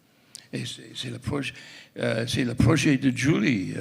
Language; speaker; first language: French; non-native, fluent; English